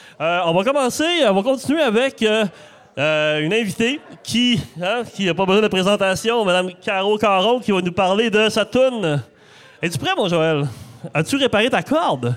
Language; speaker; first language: French; native; French